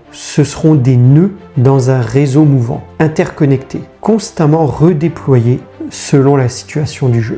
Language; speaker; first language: French; native; French